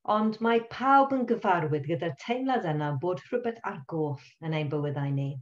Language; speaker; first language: Welsh; non-native, local second language; English